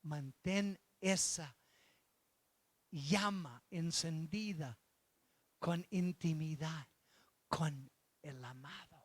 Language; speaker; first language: Spanish; non-native, fluent; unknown